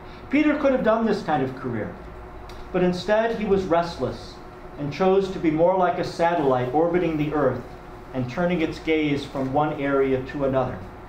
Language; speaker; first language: English; native; English